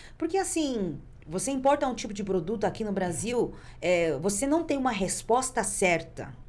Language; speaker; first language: Portuguese; early bilingual, other home language; Chinese